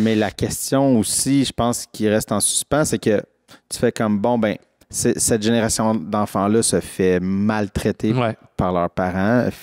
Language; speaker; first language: French; native; French